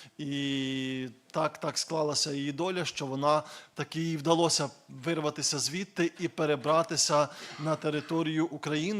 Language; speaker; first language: Ukrainian; native; Ukrainian